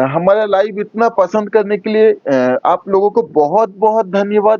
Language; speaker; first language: Hindi; non-native, local second language; Bangla